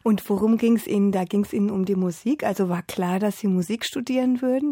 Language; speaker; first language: German; native; German